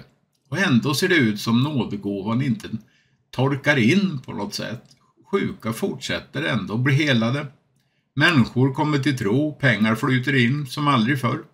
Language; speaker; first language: Swedish; native; Swedish